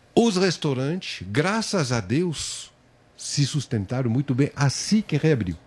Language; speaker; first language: Portuguese; non-native, fluent; French